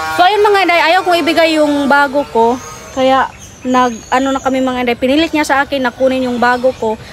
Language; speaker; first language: Filipino; non-native, local second language; Cebuano